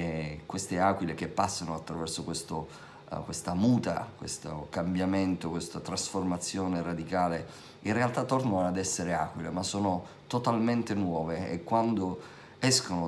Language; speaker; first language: Italian; native; Italian